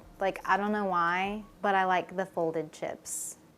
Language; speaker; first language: English; native; English